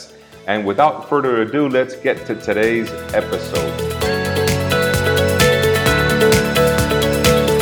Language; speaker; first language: English; non-native, fluent; Spanish